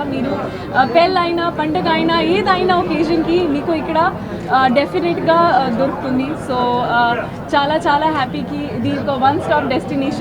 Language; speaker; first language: Telugu; non-native, fluent; Hindi